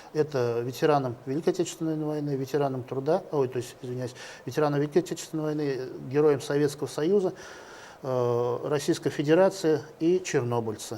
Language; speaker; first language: Russian; native; Russian